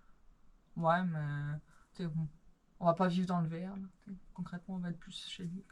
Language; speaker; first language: French; native; French